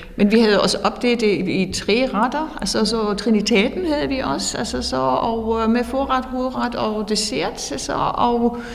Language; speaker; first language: Danish; non-native, fluent; German